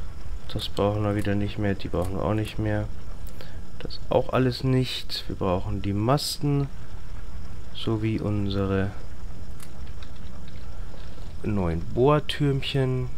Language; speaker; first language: German; native; German